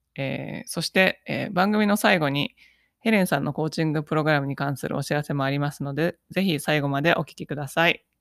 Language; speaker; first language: Japanese; native; Japanese